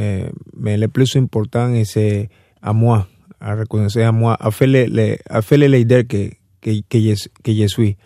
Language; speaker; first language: French; non-native, fluent; Spanish